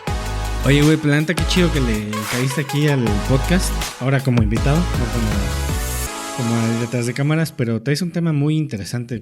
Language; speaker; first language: Spanish; native; Spanish